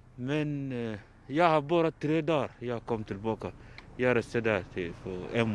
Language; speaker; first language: Swedish; non-native, learner; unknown